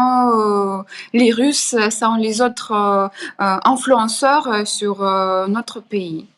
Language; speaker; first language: French; non-native, fluent; Ukrainian